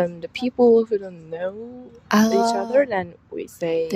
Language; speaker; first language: English; non-native, fluent; Korean